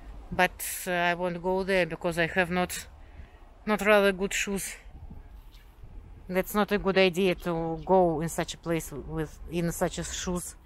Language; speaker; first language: English; non-native, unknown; Russian